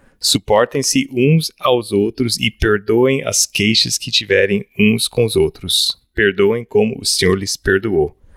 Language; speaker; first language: Portuguese; early bilingual, other home language; English